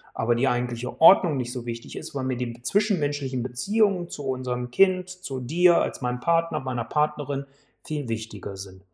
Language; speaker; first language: German; native; German